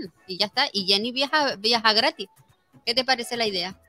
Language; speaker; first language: Spanish; native; Spanish